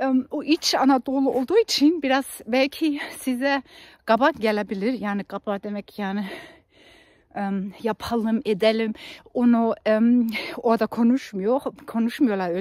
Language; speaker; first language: Turkish; non-native, fluent; German